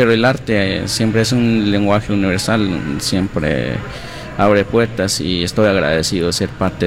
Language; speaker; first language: Spanish; non-native, local second language; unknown